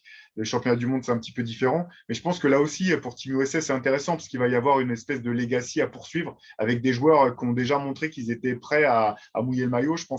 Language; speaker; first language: French; native; French